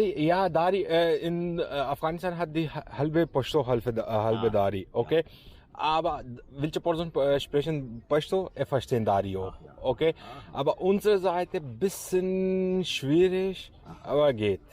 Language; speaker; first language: German; non-native, learner; Urdu